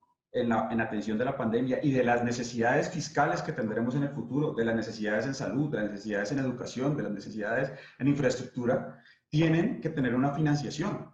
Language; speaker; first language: Spanish; native; Spanish